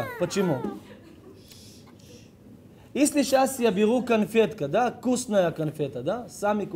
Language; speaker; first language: Russian; early bilingual, heritage; Hebrew